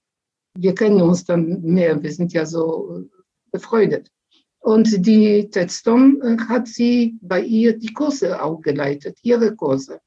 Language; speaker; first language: German; non-native, fluent; Polish